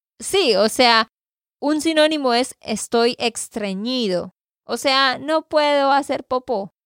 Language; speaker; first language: Spanish; native; Spanish